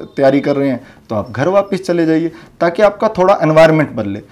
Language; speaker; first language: Hindi; native; Hindi